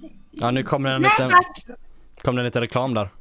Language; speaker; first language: Swedish; native; Swedish